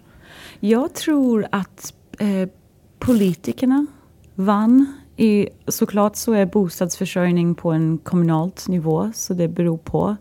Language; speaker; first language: Swedish; non-native, fluent; English